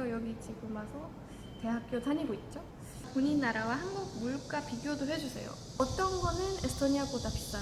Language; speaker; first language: Korean; non-native, fluent; Estonian